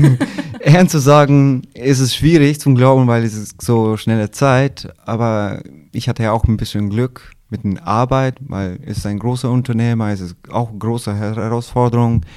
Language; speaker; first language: German; non-native, learner; Albanian